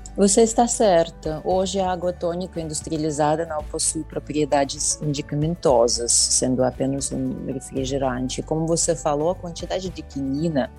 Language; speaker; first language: Portuguese; non-native, fluent; Russian